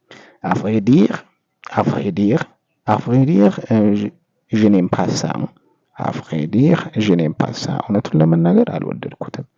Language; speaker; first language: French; non-native, fluent; Amharic